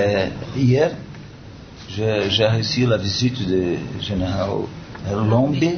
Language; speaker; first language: French; non-native, learner; Portuguese